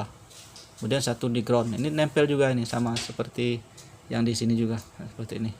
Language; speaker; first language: Indonesian; native; Indonesian